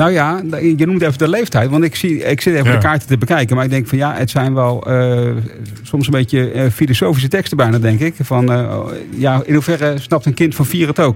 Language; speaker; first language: Dutch; native; Dutch